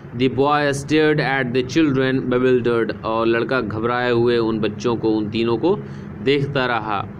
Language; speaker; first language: Hindi; native; Hindi